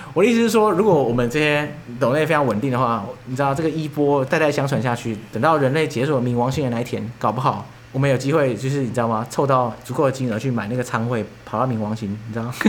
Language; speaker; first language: Chinese; native; Chinese